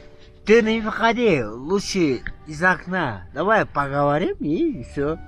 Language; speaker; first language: Russian; non-native, local second language; Kyrgyz